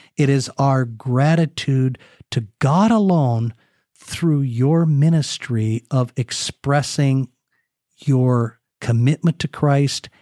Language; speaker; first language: English; native; English